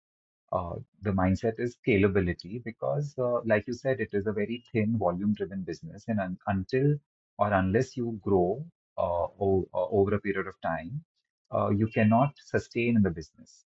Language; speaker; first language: English; non-native, local second language; Hindi